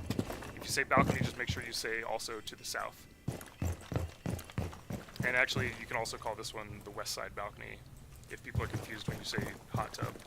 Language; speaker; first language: English; native; English